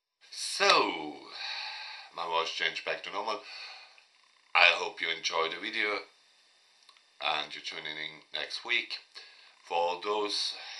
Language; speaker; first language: English; non-native, fluent; German